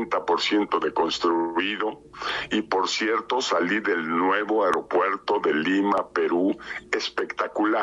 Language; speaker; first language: Spanish; native; Spanish